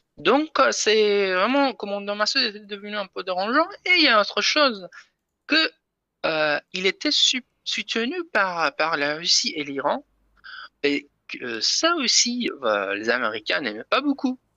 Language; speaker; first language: French; non-native, learner; Persian